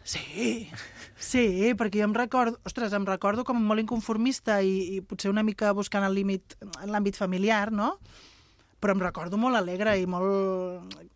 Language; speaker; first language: Catalan; native; Catalan